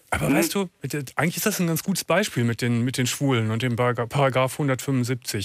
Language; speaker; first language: German; native; German